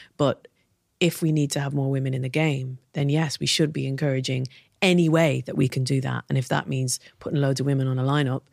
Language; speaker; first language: English; native; English